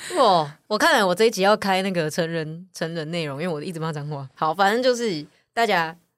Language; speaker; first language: Chinese; native; Chinese